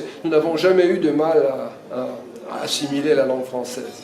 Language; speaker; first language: French; early bilingual, other home language; Hungarian